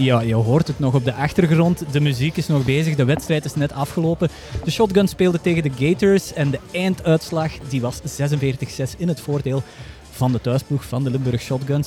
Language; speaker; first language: Dutch; native; Dutch